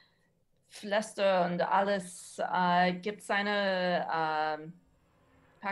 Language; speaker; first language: German; non-native, learner; English